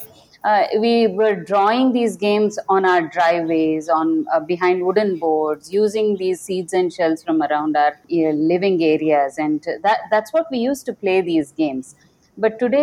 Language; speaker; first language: English; non-native, local second language; Kannada